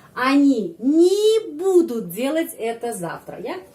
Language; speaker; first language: Russian; non-native, fluent; Indonesian